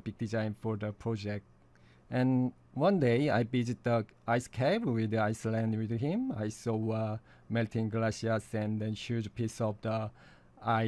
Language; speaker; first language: English; non-native, fluent; Korean